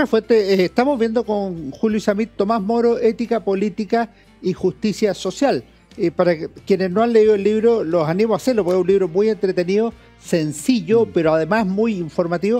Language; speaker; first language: Spanish; native; Spanish